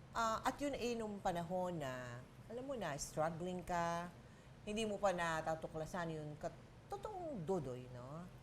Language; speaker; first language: Filipino; native; Filipino